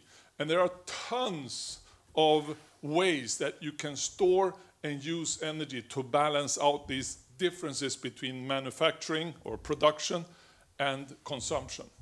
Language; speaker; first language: English; non-native, fluent; Swedish